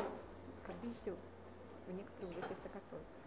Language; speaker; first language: Russian; non-native, local second language; Tuvinian